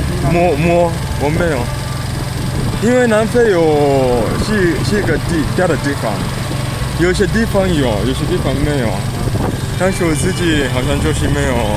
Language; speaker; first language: Chinese; non-native, fluent; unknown